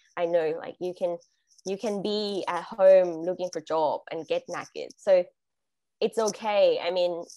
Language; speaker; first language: English; non-native, fluent; Thai